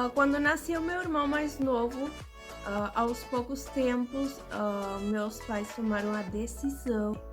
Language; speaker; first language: Portuguese; early bilingual, other home language; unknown